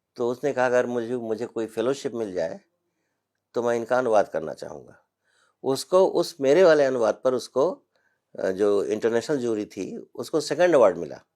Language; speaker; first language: Hindi; native; Hindi